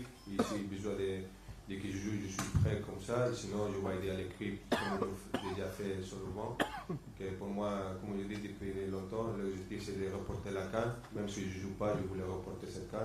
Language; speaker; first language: French; non-native, fluent; Spanish